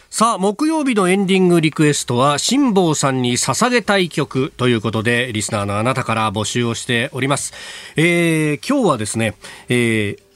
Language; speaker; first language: Japanese; native; Japanese